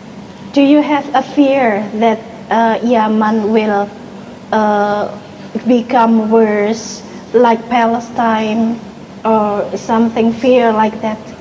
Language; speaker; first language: English; non-native, learner; Indonesian